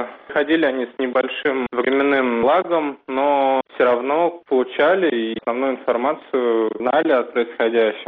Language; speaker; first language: Russian; native; Russian